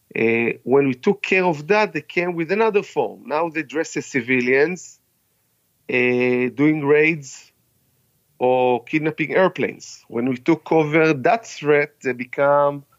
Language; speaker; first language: English; non-native, fluent; Hebrew